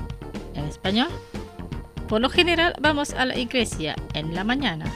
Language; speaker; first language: Spanish; non-native, fluent; Indonesian